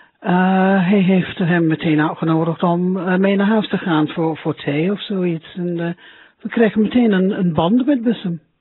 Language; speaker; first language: Dutch; non-native, fluent; English